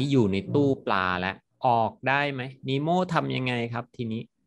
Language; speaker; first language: Thai; native; Thai